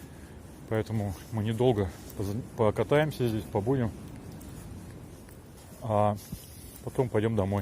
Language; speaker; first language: Russian; native; Russian